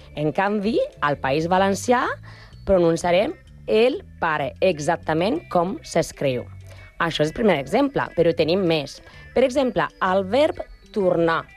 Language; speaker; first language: Catalan; non-native, learner; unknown